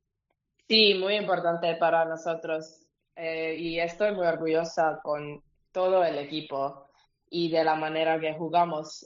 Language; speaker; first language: Spanish; non-native, learner; Finnish